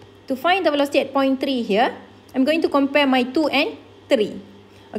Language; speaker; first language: English; non-native, local second language; Malay